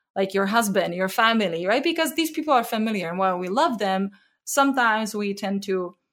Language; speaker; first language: English; non-native, fluent; Czech